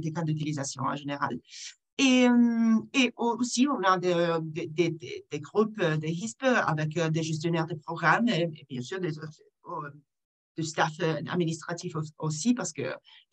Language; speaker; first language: French; non-native, fluent; Italian